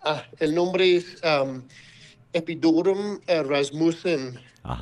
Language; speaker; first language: Spanish; non-native, fluent; English